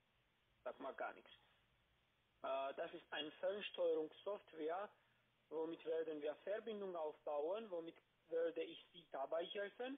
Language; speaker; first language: German; non-native, learner; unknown